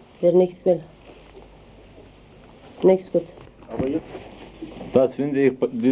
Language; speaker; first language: German; non-native, learner; Turkish